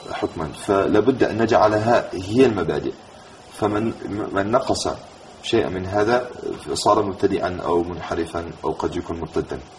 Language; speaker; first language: Arabic; non-native, fluent; English